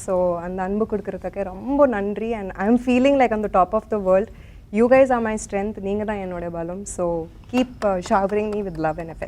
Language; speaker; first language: Tamil; non-native, local second language; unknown